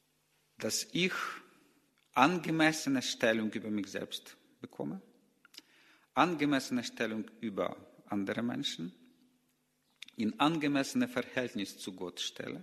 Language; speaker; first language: German; non-native, learner; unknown